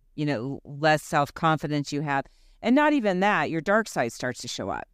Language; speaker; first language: English; early bilingual, other home language; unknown